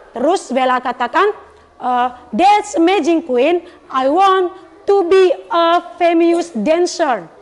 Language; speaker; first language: English; non-native, learner; Indonesian